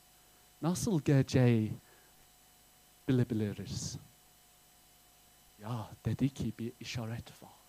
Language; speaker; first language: Turkish; non-native, fluent; English